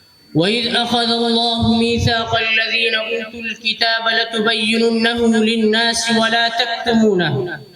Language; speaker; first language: Arabic; non-native, learner; Urdu